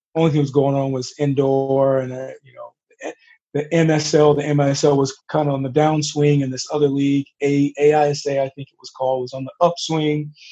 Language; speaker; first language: English; native; English